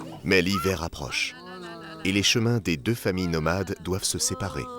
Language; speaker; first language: French; native; French